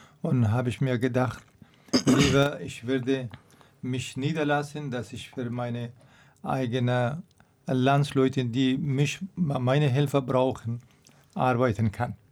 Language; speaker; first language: German; non-native, fluent; Persian